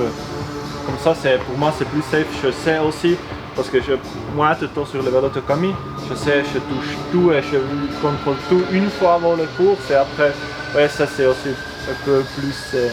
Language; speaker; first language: French; non-native, learner; German